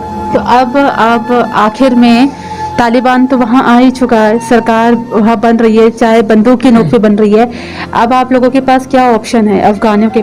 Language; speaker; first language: Hindi; native; Hindi